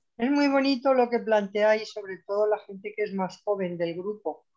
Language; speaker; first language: Spanish; native; Spanish